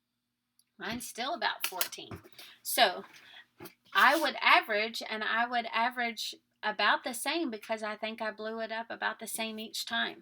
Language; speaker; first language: English; native; English